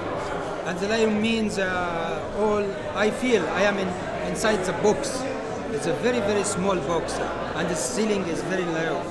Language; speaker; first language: English; non-native, learner; Arabic